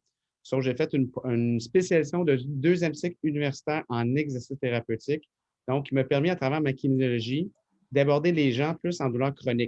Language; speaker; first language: French; native; French